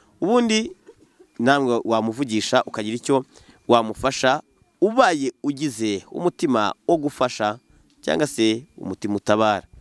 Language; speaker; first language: Kinyarwanda; native; Kinyarwanda